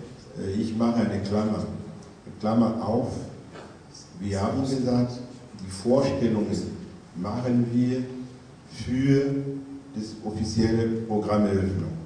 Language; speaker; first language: German; non-native, fluent; French